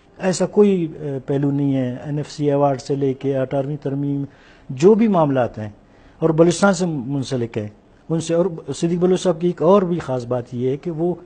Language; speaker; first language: Urdu; non-native, local second language; Baluchi